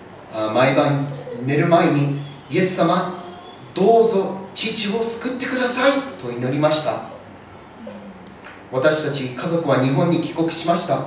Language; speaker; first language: Japanese; early bilingual, other home language; English